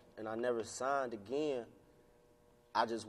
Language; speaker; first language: English; native; English